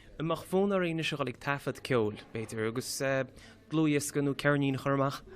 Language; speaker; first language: Irish; native; Irish